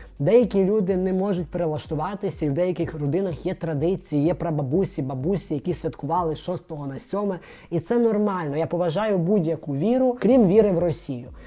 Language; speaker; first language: Ukrainian; non-native, local second language; Russian